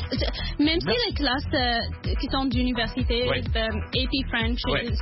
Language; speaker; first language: French; non-native, learner; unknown